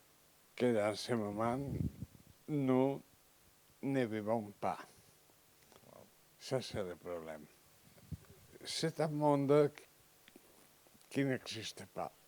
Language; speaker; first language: French; non-native, learner; Catalan